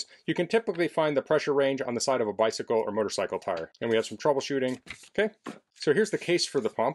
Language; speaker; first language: English; native; English